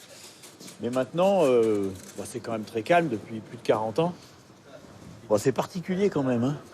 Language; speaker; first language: French; native; French